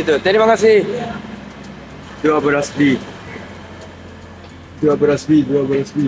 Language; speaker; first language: Indonesian; non-native, fluent; Japanese